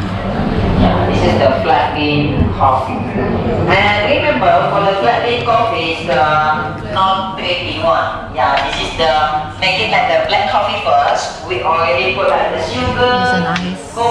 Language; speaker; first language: English; non-native, learner; Indonesian